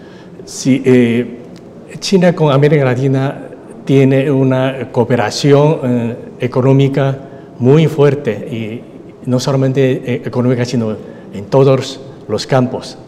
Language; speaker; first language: Spanish; non-native, fluent; Chinese